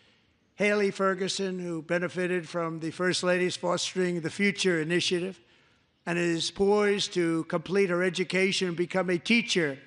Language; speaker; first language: English; native; English